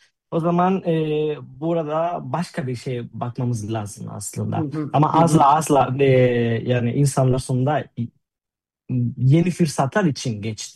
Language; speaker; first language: Turkish; non-native, fluent; Spanish